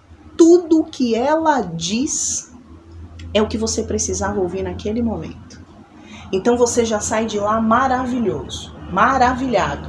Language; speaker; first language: Portuguese; native; Portuguese